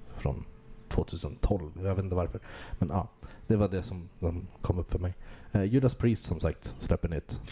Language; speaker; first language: Swedish; native; Swedish